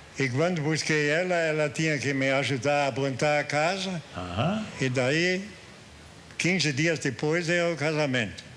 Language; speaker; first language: Portuguese; early bilingual, other home language; German